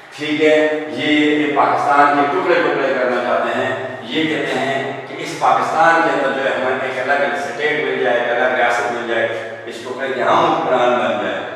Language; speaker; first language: Urdu; non-native, local second language; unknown